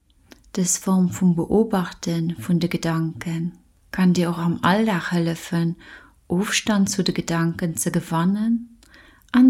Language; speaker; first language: German; non-native, local second language; Luxembourgish